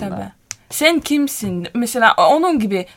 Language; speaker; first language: Turkish; non-native, learner; Finnish